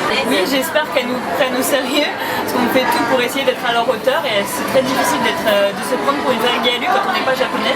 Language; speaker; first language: French; native; French